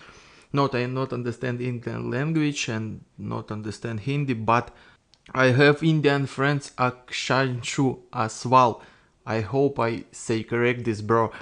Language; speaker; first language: English; non-native, learner; Russian